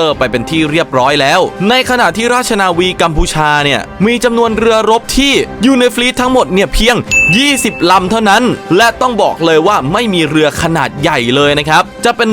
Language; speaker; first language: Thai; native; Thai